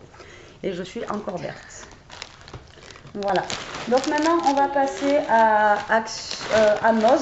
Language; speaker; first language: French; native; French